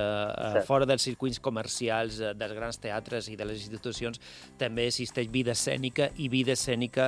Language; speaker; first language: Catalan; native; Catalan